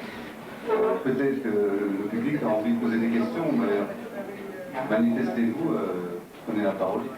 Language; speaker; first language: French; native; French